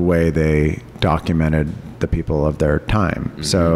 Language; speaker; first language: English; native; English